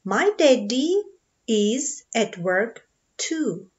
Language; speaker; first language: English; non-native, fluent; Ukrainian